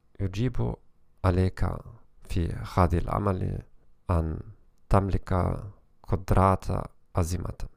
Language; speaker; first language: Arabic; non-native, learner; German